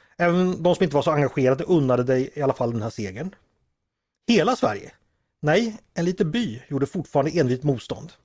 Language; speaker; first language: Swedish; native; Swedish